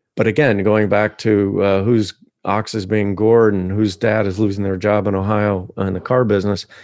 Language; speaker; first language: English; native; English